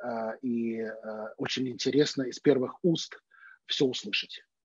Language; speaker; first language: Russian; native; Russian